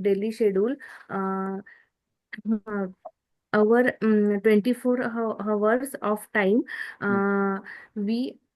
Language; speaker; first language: English; non-native, learner; Marathi